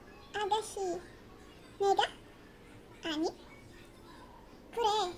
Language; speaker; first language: Korean; non-native, learner; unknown